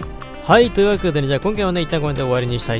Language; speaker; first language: Japanese; native; Japanese